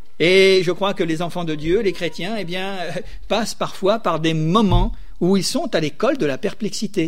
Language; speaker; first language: French; native; French